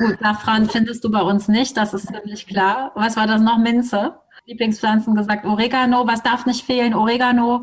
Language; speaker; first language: German; native; German